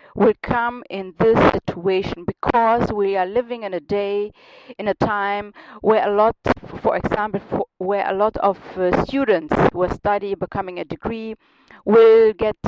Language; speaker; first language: English; non-native, learner; German